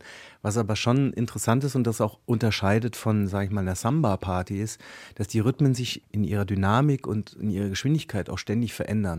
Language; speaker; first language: German; native; German